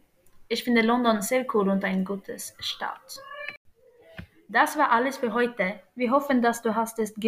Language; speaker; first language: German; non-native, learner; Swedish